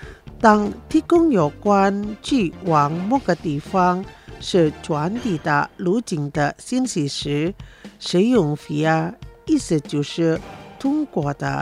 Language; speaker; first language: Chinese; non-native, fluent; Indonesian